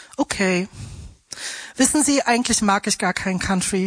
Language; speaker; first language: German; native; German